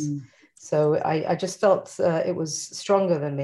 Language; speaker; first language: English; native; English